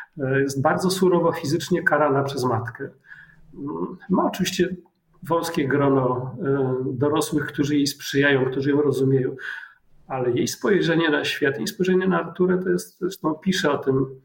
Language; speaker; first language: Polish; native; Polish